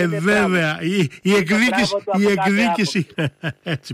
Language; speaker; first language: Greek; native; Greek